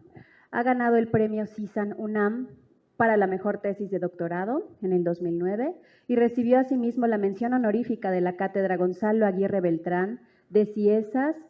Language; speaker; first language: Spanish; native; Spanish